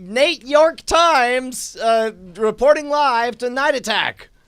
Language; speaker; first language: English; native; English